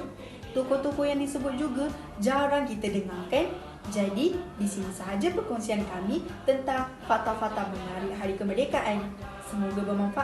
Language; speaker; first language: Malay; native; Malay